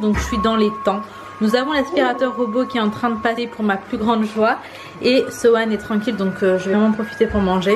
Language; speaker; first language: French; native; French